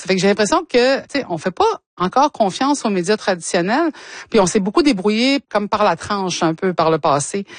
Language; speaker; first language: French; native; French